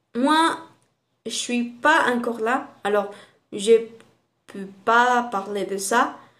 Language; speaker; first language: French; non-native, learner; Spanish